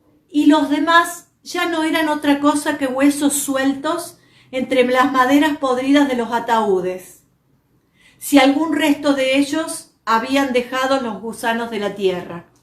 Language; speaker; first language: Spanish; native; Spanish